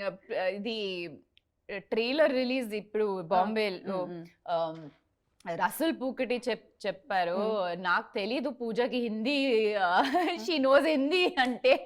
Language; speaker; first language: Telugu; non-native, learner; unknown